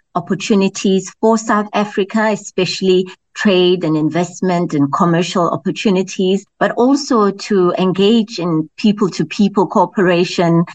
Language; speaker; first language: English; non-native, local second language; Zulu